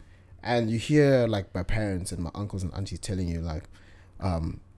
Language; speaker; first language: English; non-native, local second language; Bemba